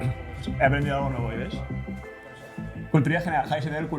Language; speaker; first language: Spanish; native; Spanish